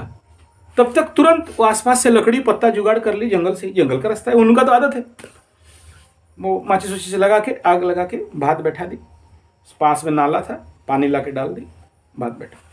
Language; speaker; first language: Hindi; non-native, local second language; Odia